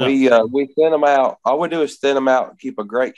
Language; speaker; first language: English; native; English